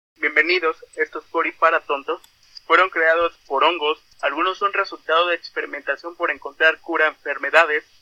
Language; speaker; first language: Spanish; native; Spanish